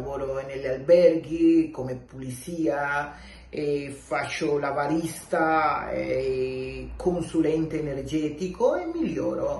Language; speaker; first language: Italian; non-native, local second language; Spanish